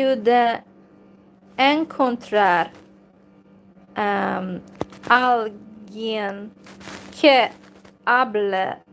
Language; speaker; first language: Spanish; non-native, learner; Hungarian